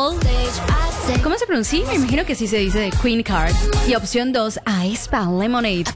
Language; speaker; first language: Spanish; native; Spanish